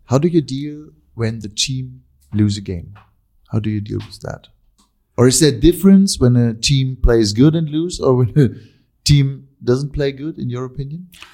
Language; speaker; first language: English; non-native, fluent; German